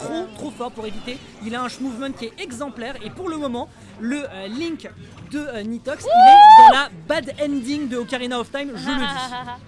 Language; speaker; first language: French; native; French